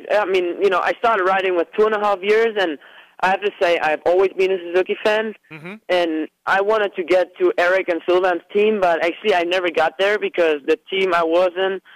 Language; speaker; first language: English; non-native, fluent; German